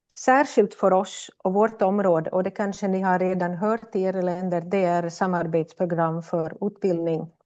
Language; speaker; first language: Swedish; non-native, fluent; Latvian